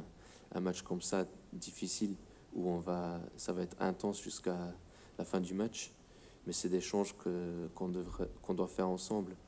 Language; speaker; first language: French; non-native, fluent; English